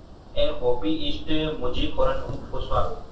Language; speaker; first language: German; non-native, learner; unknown